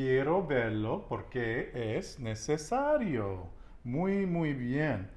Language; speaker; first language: Spanish; non-native, learner; English